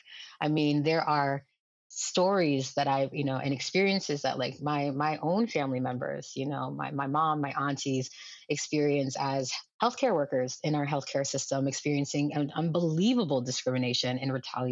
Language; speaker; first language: English; early bilingual, other home language; Lingala